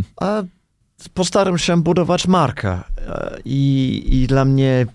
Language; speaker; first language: Polish; non-native, fluent; English